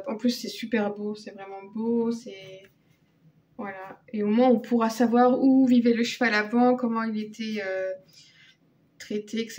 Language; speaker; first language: French; native; French